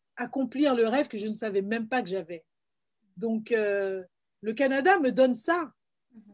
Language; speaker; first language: French; native; French